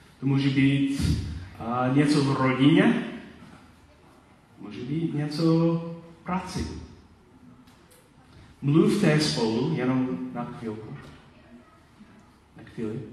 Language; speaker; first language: Czech; non-native, learner; Polish